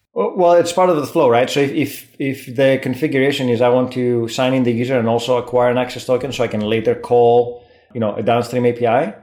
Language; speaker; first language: English; non-native, fluent; Greek